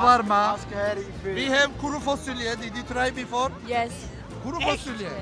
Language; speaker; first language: English; non-native, learner; Turkish